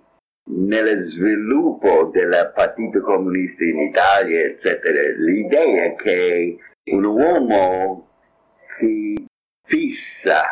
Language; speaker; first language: Italian; non-native, fluent; English